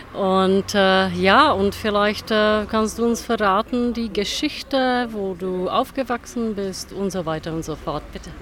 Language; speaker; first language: German; non-native, fluent; Czech